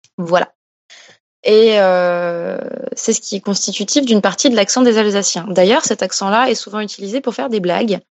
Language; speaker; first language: French; native; French